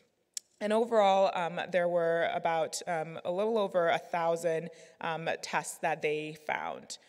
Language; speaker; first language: English; native; English